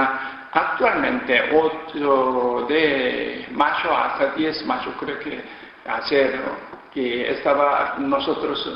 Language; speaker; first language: Spanish; non-native, learner; Korean